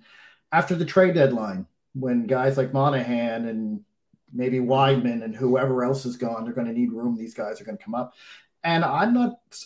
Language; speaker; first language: English; native; English